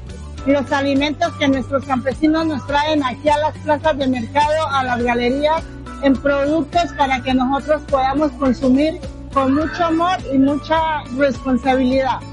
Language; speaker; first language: Spanish; native; Spanish